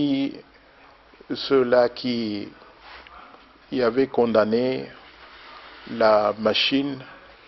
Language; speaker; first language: French; non-native, local second language; Luba-Lulua